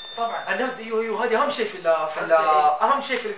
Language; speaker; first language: Arabic; native; Arabic